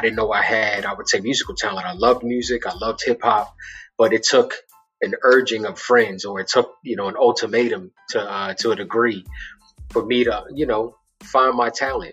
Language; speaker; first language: English; native; English